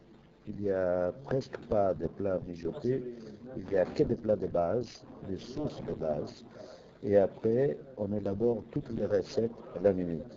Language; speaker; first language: French; non-native, fluent; Italian